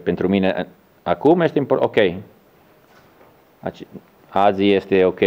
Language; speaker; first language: Romanian; non-native, learner; Italian